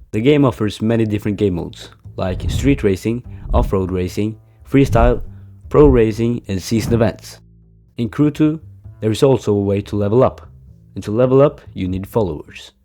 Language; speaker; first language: English; non-native, fluent; Norwegian